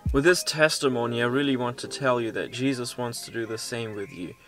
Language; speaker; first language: English; early bilingual, heritage; German